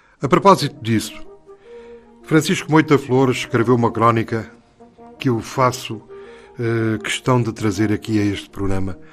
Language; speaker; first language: Portuguese; native; Portuguese